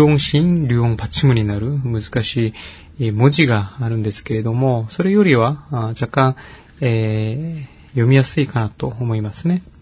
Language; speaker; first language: Japanese; non-native, fluent; Korean